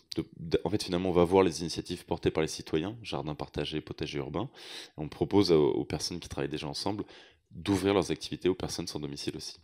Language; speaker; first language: French; native; French